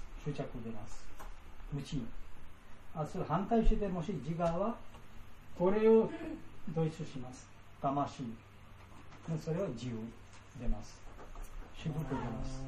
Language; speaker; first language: Japanese; non-native, learner; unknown